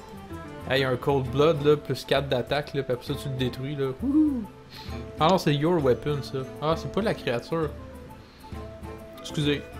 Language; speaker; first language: French; native; French